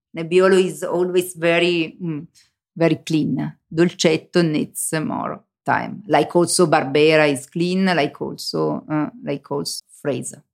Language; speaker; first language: English; non-native, learner; Italian